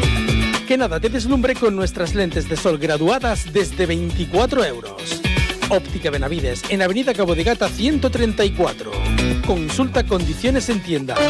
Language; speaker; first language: Spanish; native; Spanish